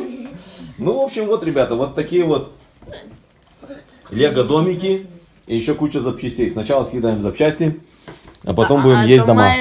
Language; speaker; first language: Russian; native; Russian